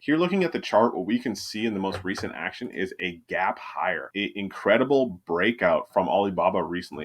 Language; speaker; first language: English; native; English